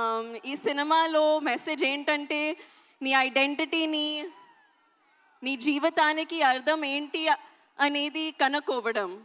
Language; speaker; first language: Telugu; non-native, learner; Hindi